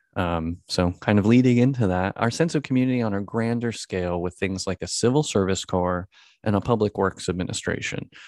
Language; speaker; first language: English; native; English